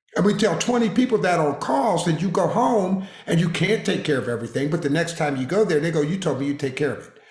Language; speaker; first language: English; native; English